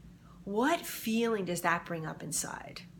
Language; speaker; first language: English; native; English